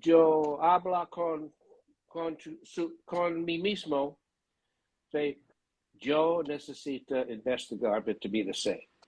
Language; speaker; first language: Spanish; non-native, learner; English